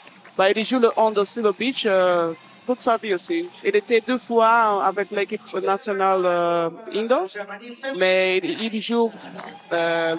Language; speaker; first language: French; non-native, fluent; Portuguese